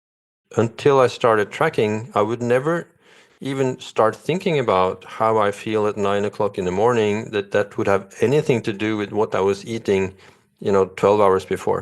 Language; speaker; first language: English; non-native, fluent; Norwegian